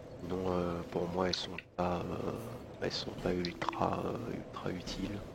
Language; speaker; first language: French; native; French